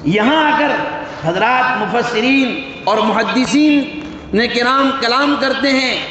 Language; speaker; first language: Urdu; native; Urdu